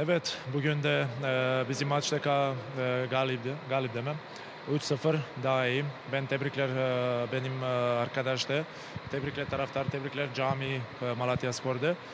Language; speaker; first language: Turkish; non-native, learner; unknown